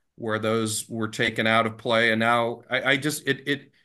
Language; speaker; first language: English; native; English